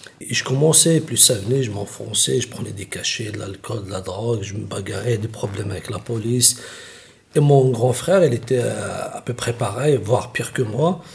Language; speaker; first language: French; non-native, local second language; Kabyle